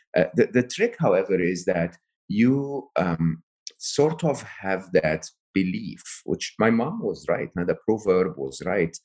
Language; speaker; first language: English; non-native, fluent; Arabic